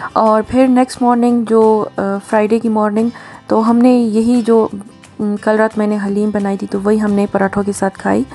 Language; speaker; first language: Urdu; native; Urdu